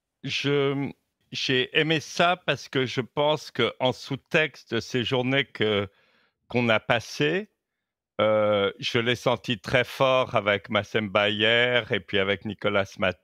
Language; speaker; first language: French; native; French